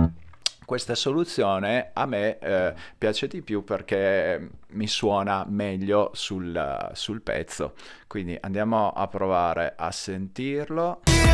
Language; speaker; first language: Italian; native; Italian